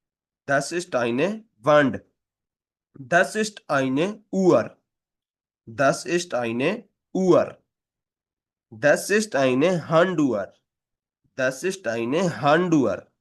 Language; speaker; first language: German; non-native, fluent; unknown